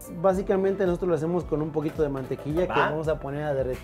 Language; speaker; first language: Spanish; native; Spanish